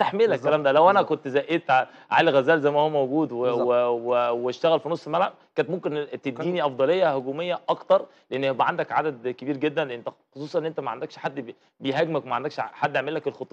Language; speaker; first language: Arabic; native; Arabic